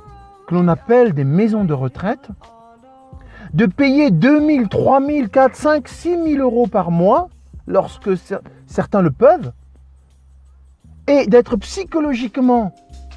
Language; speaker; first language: French; early bilingual, other home language; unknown